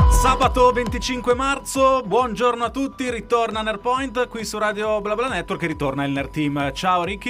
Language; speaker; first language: Italian; native; Italian